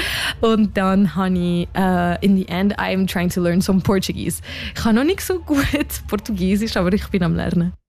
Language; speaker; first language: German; non-native, local second language; French